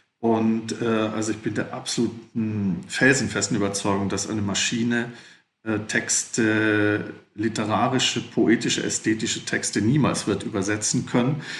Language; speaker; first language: German; native; German